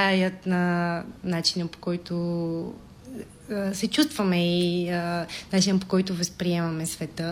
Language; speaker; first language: Bulgarian; native; Bulgarian